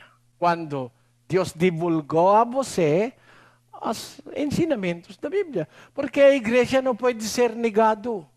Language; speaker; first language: Portuguese; non-native, learner; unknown